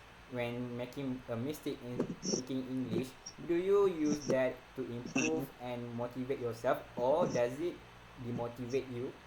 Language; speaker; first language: English; non-native, local second language; Malay